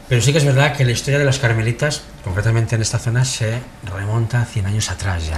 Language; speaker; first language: Spanish; native; Spanish